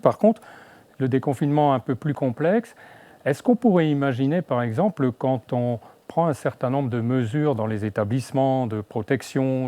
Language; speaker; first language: French; native; French